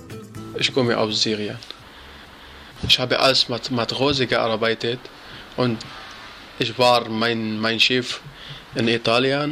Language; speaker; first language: German; non-native, learner; Arabic